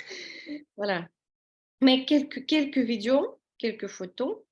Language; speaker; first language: French; non-native, learner; Russian